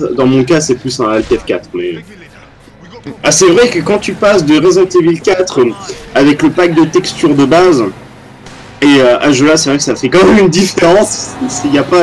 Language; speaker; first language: French; native; French